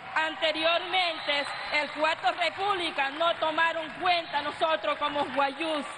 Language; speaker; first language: Spanish; non-native, local second language; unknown